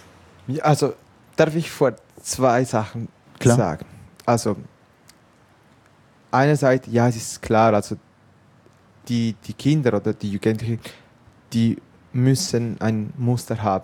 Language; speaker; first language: German; non-native, local second language; Italian